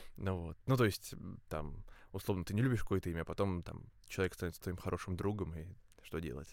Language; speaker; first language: Russian; native; Russian